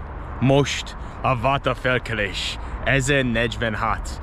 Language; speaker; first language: Hungarian; non-native, learner; English